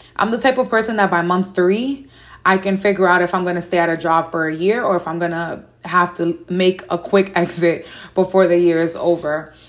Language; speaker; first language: English; native; English